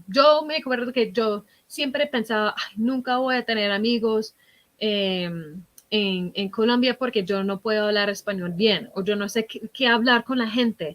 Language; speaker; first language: Spanish; non-native, fluent; English